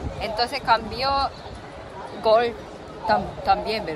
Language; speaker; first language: Spanish; non-native, learner; Japanese